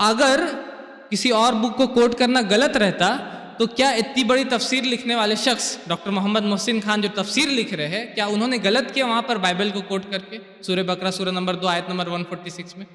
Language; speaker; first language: Urdu; native; Urdu